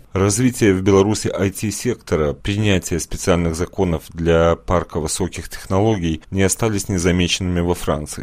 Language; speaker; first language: Russian; native; Russian